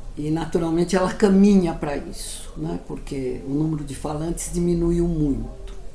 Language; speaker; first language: Portuguese; early bilingual, other home language; Yiddish